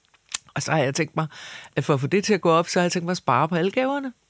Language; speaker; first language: Danish; native; Danish